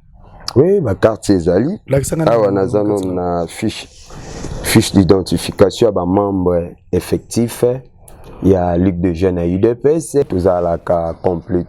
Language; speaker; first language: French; non-native, local second language; Lingala